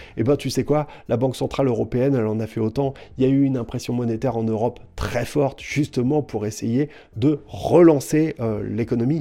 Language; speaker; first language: French; native; French